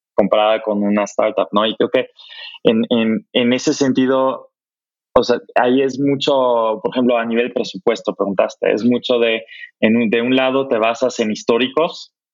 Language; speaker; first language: Spanish; non-native, fluent; German